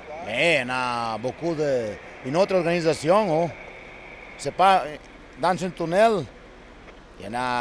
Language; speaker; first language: French; non-native, learner; Italian